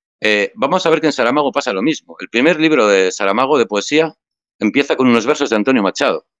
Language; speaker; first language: Spanish; native; Spanish